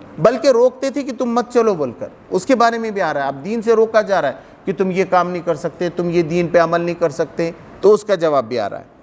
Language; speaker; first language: Urdu; native; Urdu